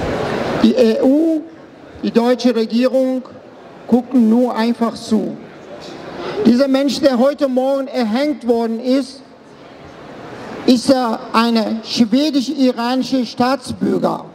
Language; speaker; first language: German; non-native, fluent; Persian